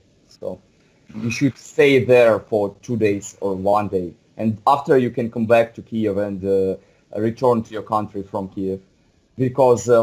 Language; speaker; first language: English; non-native, fluent; Russian